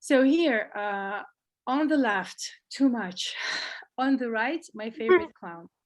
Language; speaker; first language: English; non-native, fluent; Georgian